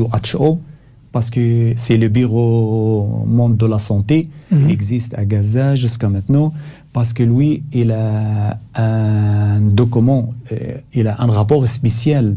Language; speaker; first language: French; non-native, learner; Arabic